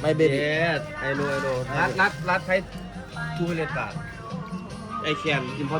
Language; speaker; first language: English; non-native, learner; Thai